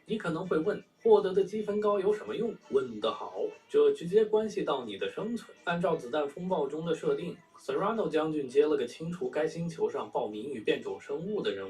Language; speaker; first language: Chinese; native; Chinese